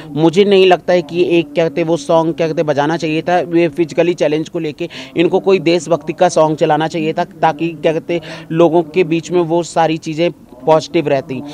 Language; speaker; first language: Hindi; native; Hindi